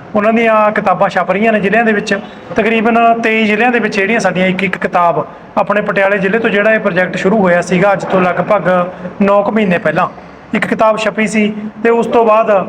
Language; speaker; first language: Punjabi; native; Punjabi